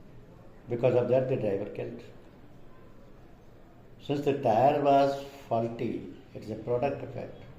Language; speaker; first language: English; non-native, local second language; Hindi